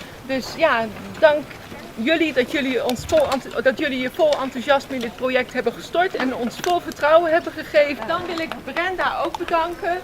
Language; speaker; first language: Dutch; native; Dutch